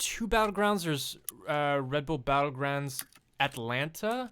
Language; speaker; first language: English; non-native, fluent; French